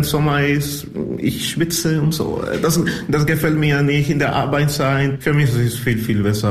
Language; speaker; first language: German; non-native, learner; Spanish